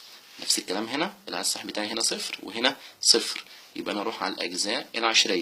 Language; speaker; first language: Arabic; native; Arabic